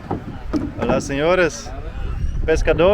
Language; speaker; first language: Spanish; non-native, learner; English